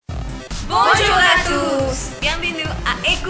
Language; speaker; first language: French; non-native, learner; Spanish